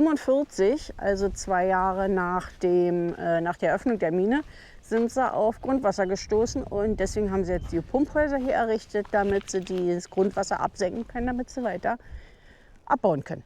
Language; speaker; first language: German; native; German